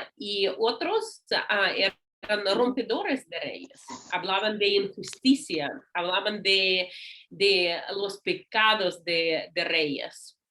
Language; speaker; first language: Spanish; non-native, learner; English